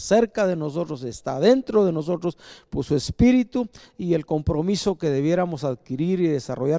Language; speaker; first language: Spanish; native; Spanish